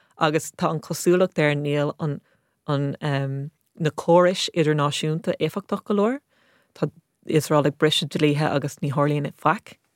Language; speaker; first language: Irish; non-native, local second language; English